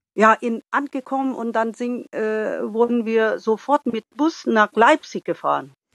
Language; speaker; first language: German; non-native, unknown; Vietnamese